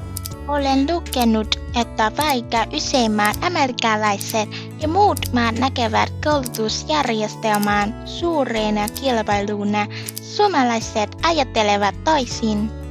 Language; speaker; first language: Finnish; non-native, learner; Vietnamese